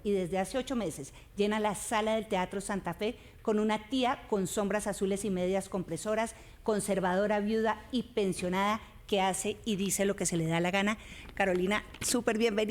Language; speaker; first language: Spanish; native; Spanish